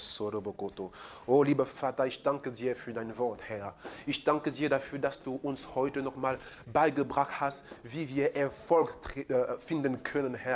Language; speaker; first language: German; non-native, fluent; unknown